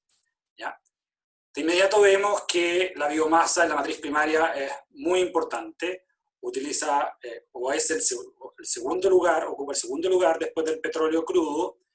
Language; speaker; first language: Spanish; native; Spanish